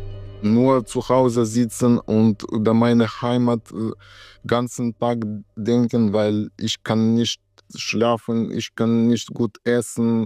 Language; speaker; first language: German; non-native, learner; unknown